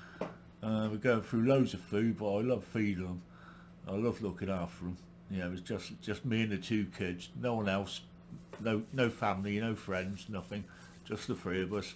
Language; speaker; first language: English; native; English